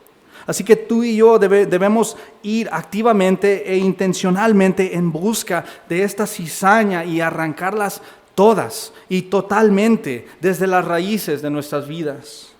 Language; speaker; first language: Spanish; native; Spanish